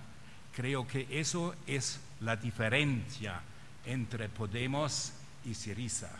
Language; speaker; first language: Spanish; non-native, fluent; German